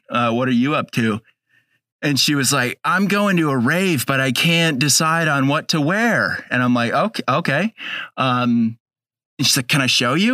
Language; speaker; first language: English; native; English